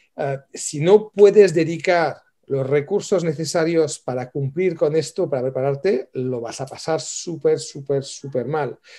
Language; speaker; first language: Spanish; non-native, fluent; French